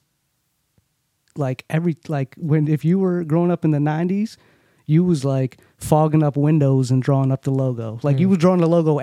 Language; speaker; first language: English; early bilingual, other home language; Urdu